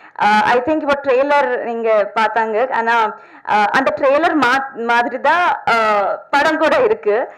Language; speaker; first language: Tamil; non-native, learner; Telugu